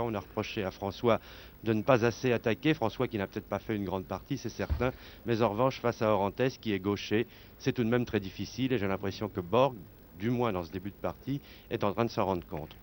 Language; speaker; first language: French; native; French